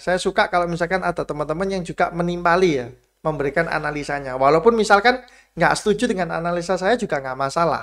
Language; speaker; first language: Indonesian; native; Indonesian